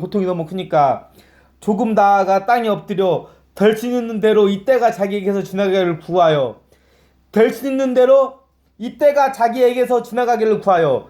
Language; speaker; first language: Korean; native; Korean